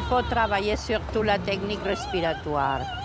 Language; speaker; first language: French; non-native, fluent; Spanish